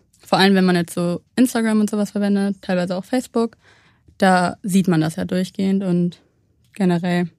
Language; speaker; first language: German; native; German